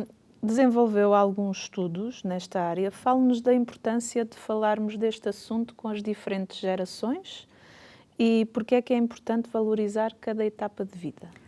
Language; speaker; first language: Portuguese; native; Portuguese